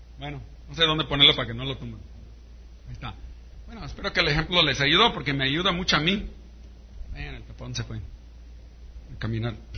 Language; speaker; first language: Spanish; early bilingual, heritage; Spanish